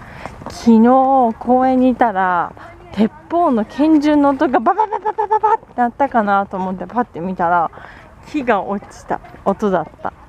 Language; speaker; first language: Japanese; native; Japanese